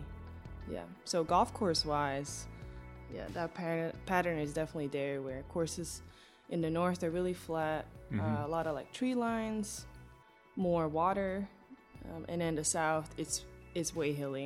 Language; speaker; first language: English; non-native, fluent; Dutch